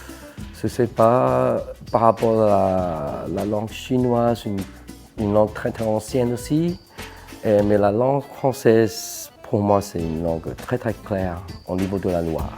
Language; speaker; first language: French; non-native, fluent; Cantonese